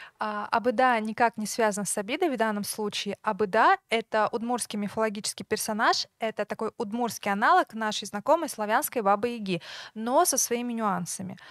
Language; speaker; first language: Russian; native; Russian